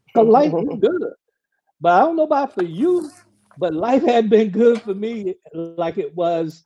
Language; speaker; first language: English; native; English